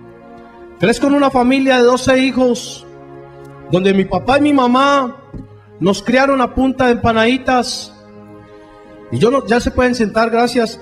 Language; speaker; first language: Spanish; native; Spanish